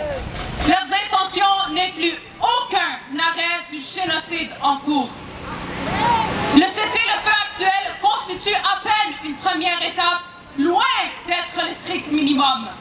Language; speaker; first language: French; native; French